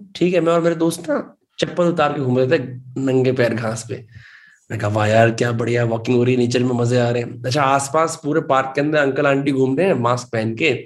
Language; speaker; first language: Hindi; native; Hindi